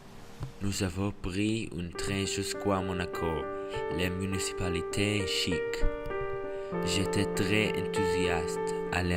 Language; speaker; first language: French; non-native, learner; English